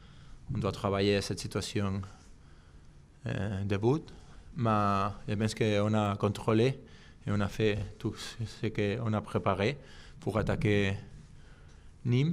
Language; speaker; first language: French; non-native, learner; Spanish